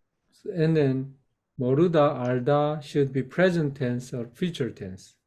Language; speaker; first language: English; non-native, fluent; Korean